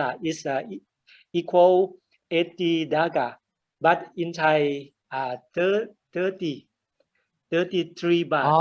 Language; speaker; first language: English; non-native, learner; Thai